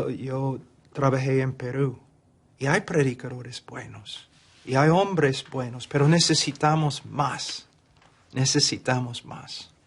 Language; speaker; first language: Spanish; non-native, fluent; English